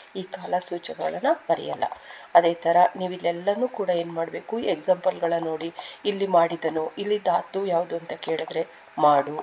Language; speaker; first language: Kannada; native; Kannada